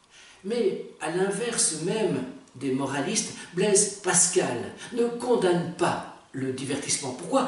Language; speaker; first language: French; native; French